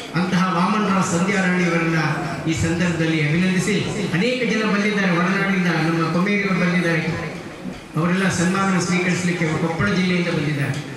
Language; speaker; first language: Kannada; native; Kannada